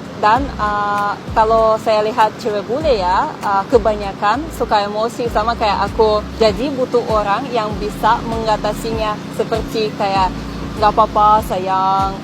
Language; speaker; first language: Indonesian; non-native, fluent; Russian